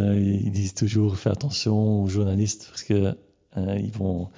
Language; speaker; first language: French; native; French